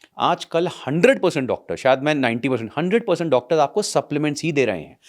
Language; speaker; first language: Hindi; non-native, local second language; Punjabi